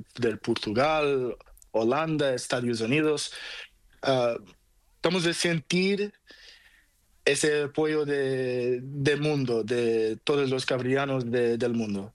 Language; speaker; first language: Spanish; non-native, learner; Portuguese